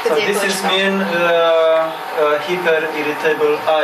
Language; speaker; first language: English; non-native, learner; Romanian